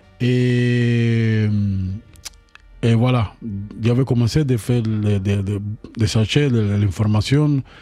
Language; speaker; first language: French; non-native, learner; Spanish